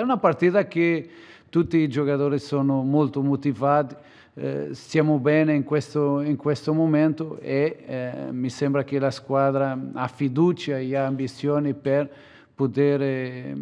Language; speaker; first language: Italian; non-native, fluent; Portuguese